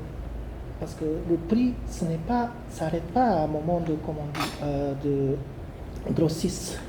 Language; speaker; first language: French; non-native, learner; Japanese